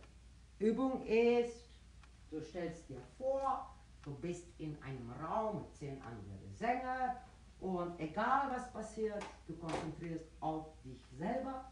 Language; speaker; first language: German; non-native, fluent; Afrikaans